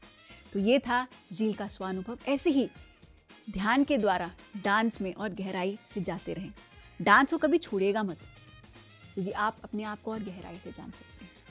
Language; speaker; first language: Hindi; native; Hindi